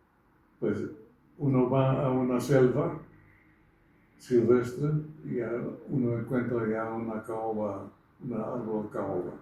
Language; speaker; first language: Spanish; non-native, fluent; Dutch